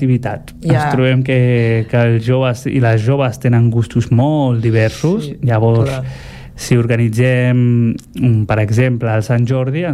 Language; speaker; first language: Catalan; non-native, fluent; Berber languages